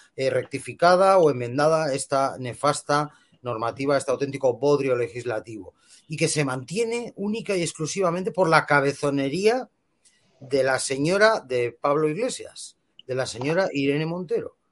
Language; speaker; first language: Spanish; native; Spanish